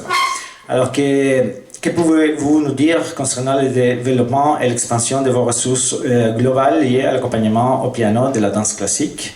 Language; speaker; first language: French; non-native, fluent; Spanish